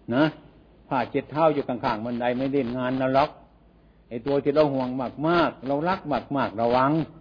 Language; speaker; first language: Thai; non-native, local second language; Northeastern Thai